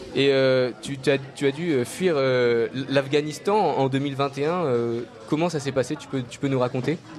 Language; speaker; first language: French; native; French